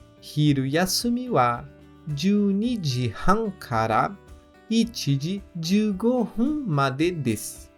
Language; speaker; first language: Japanese; non-native, learner; Portuguese